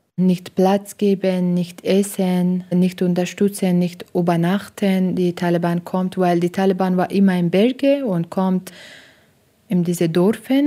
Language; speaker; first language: German; non-native, learner; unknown